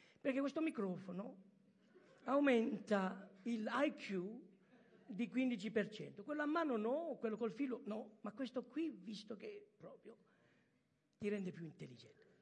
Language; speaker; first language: Italian; early bilingual, heritage; French